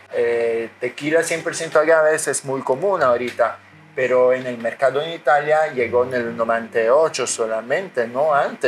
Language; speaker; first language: Spanish; non-native, fluent; Italian